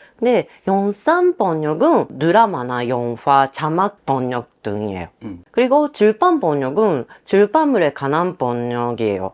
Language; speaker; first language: Korean; non-native, fluent; Japanese